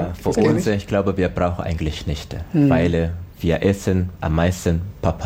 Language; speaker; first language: German; non-native, learner; Swahili